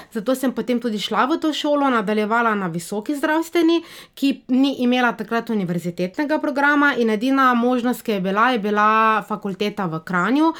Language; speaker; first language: Slovenian; native; Slovenian